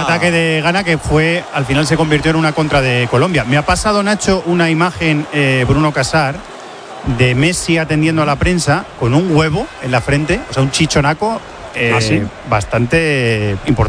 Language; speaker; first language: Spanish; native; Spanish